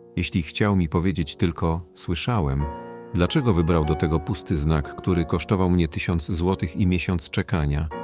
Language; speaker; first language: Polish; non-native, fluent; Kurdish